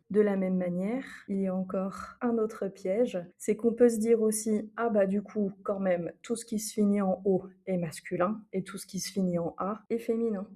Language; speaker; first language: French; native; French